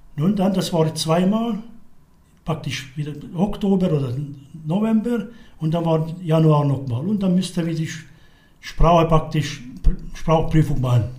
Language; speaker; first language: German; non-native, learner; Hungarian